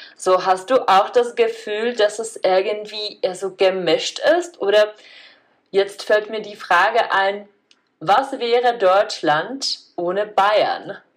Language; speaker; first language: German; non-native, fluent; Czech